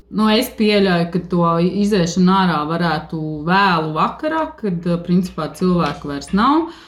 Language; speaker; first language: Latvian; native; Latvian